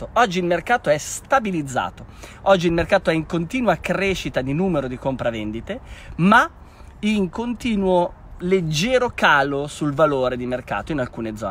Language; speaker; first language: Italian; native; Italian